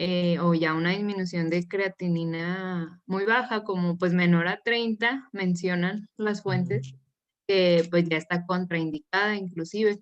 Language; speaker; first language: Spanish; native; Spanish